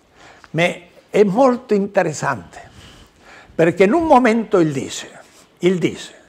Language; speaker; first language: Italian; non-native, learner; Spanish